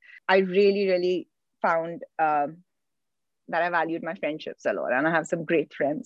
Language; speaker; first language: English; non-native, local second language; Hindi